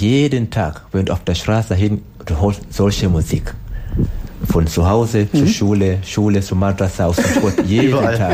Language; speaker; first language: German; non-native, learner; Swahili